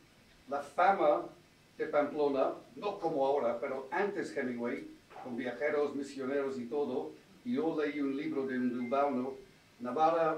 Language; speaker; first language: Spanish; non-native, fluent; English